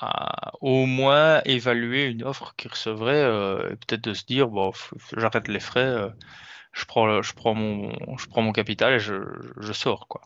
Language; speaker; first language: French; native; French